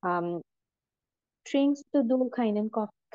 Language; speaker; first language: German; non-native, learner; Bangla